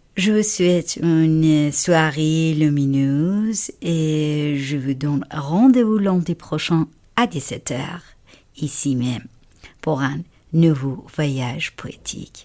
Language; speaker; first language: French; non-native, fluent; Persian